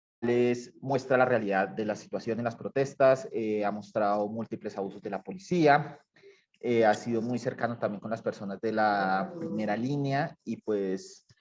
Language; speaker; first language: Spanish; native; Spanish